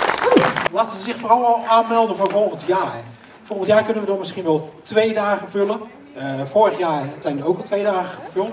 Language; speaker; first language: Dutch; native; Dutch